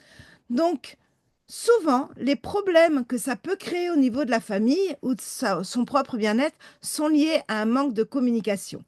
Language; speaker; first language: French; native; French